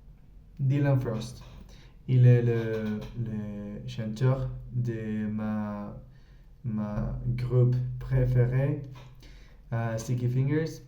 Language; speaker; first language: French; non-native, learner; Spanish